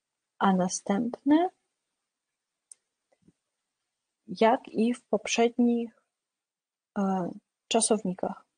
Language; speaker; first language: Polish; non-native, fluent; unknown